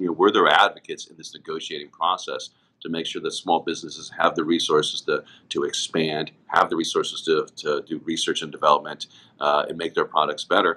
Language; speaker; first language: English; native; English